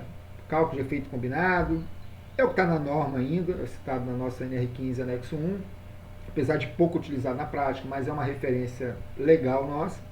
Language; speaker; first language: Portuguese; native; Portuguese